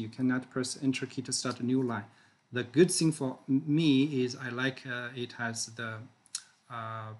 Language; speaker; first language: English; non-native, fluent; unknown